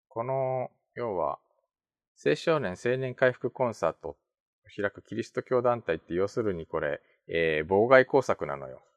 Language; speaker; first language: Japanese; native; Japanese